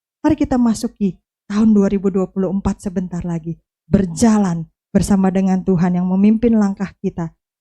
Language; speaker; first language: Indonesian; native; Indonesian